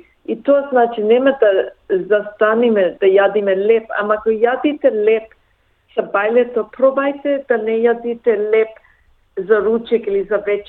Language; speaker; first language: Macedonian; early bilingual, heritage; Macedonian